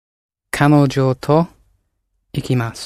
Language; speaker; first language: Japanese; non-native, learner; English